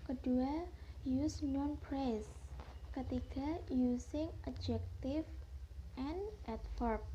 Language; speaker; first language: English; non-native, fluent; Indonesian